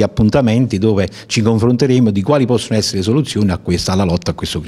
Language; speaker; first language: Italian; native; Italian